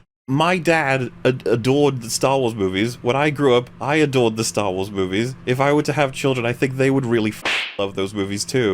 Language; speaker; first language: English; native; English